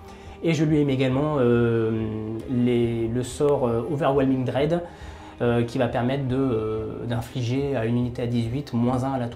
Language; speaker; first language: French; native; French